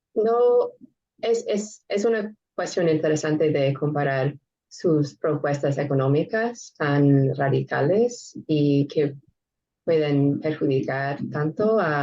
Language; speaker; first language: Spanish; non-native, fluent; English